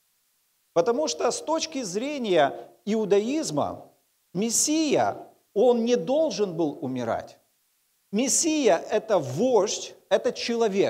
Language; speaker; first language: Russian; native; Russian